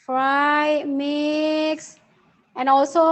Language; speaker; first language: English; non-native, learner; Indonesian